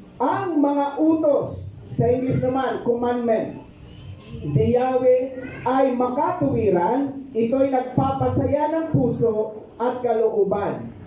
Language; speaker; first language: Filipino; non-native, local second language; Pampanga